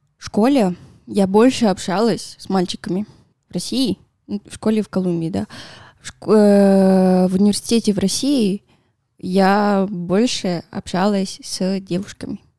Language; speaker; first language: Russian; non-native, fluent; Spanish